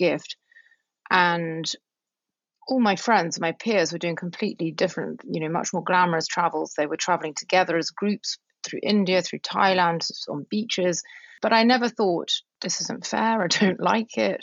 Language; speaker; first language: English; native; English